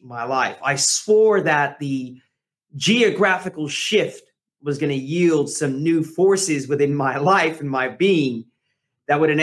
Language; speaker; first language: English; native; English